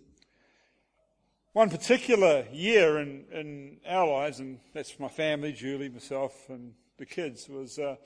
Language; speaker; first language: English; native; English